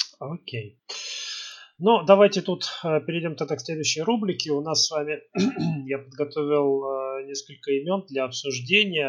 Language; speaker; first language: Russian; native; Russian